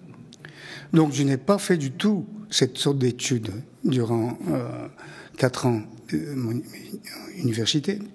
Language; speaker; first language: French; non-native, fluent; Japanese